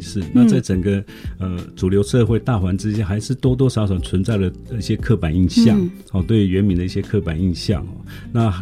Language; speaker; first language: Chinese; non-native, local second language; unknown